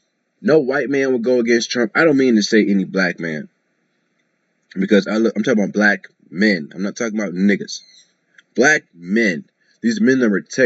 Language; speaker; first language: English; native; English